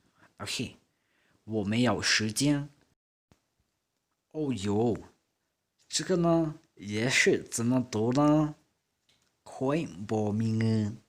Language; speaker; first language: Chinese; non-native, fluent; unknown